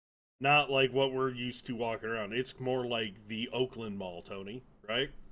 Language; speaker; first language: English; native; English